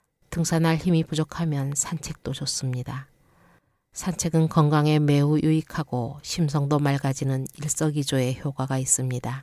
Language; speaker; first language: Korean; native; Korean